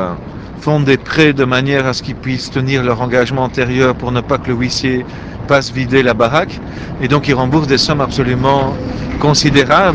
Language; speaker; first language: French; native; French